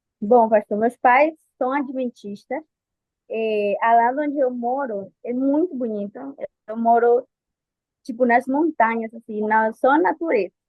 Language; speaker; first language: Portuguese; non-native, fluent; Spanish